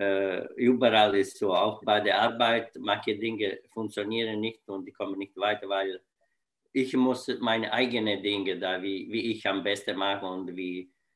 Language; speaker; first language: German; non-native, fluent; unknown